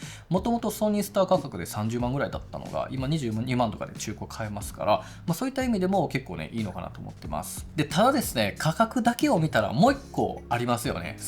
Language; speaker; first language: Japanese; native; Japanese